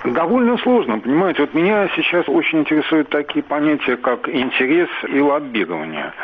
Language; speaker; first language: Russian; native; Russian